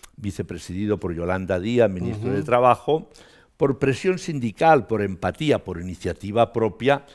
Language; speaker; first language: Spanish; native; Spanish